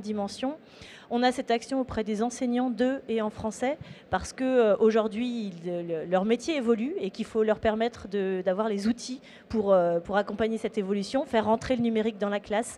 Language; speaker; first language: French; native; French